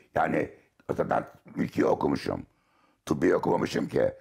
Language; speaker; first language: Turkish; native; Turkish